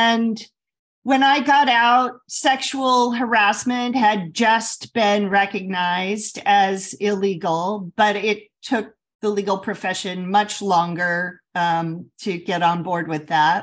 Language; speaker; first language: English; native; English